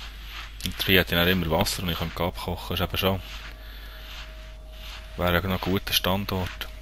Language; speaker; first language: German; native; German